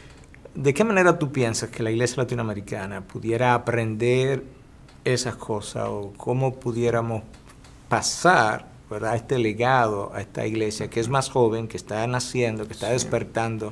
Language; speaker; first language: Spanish; native; Spanish